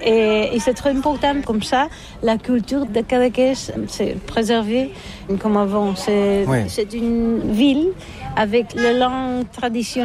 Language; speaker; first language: French; non-native, learner; Catalan